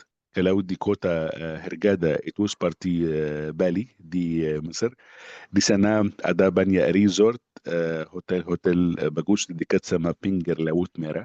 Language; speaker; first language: Indonesian; non-native, fluent; Arabic